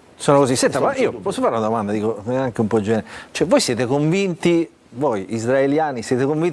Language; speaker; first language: Italian; native; Italian